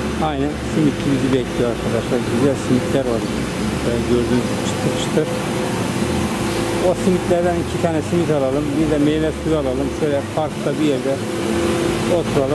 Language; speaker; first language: Turkish; native; Turkish